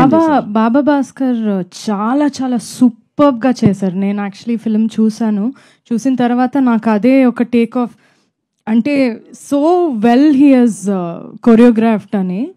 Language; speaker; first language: Telugu; non-native, fluent; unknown